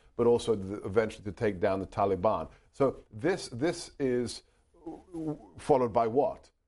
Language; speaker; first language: English; non-native, local second language; Hungarian